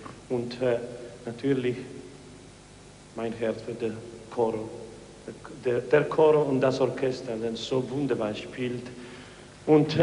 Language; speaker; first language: German; non-native, learner; Spanish